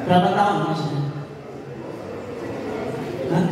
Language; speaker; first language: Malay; non-native, local second language; Javanese